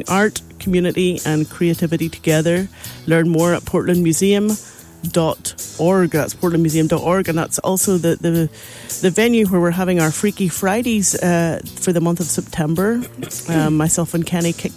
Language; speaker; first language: English; native; English